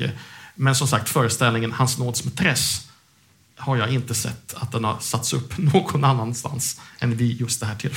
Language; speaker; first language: Swedish; native; Swedish